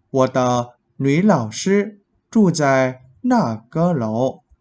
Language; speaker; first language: Chinese; non-native, fluent; Vietnamese